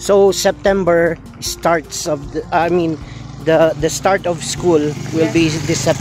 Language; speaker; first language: English; non-native, local second language; Filipino